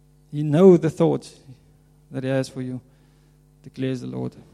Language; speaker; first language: English; non-native, local second language; Afrikaans